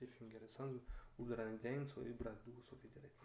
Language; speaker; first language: Norwegian; non-native, fluent; French